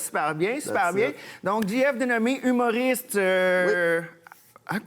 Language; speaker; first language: French; native; French